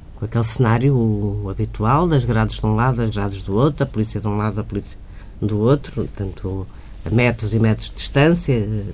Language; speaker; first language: Portuguese; native; Portuguese